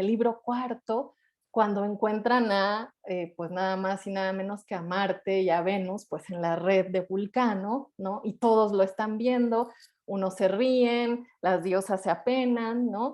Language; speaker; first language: Spanish; native; Spanish